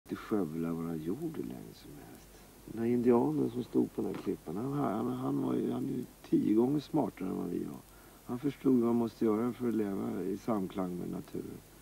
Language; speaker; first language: Swedish; native; Swedish